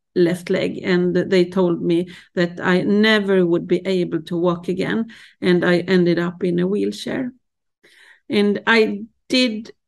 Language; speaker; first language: English; non-native, fluent; Swedish